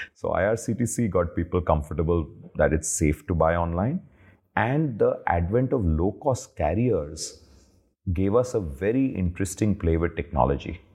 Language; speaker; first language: English; non-native, local second language; Hindi